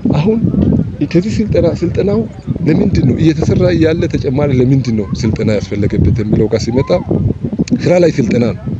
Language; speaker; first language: Amharic; non-native, local second language; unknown